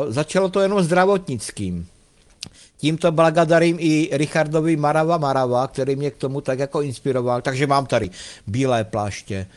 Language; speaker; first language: Czech; native; Czech